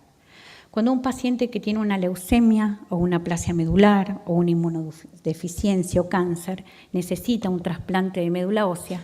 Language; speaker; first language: Spanish; native; Spanish